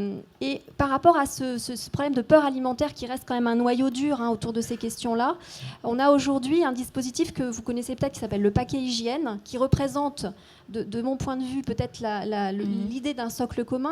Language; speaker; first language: French; native; French